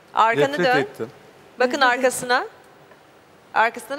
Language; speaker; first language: Turkish; native; Turkish